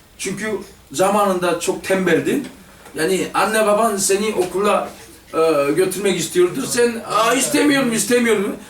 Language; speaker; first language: Turkish; non-native, fluent; Korean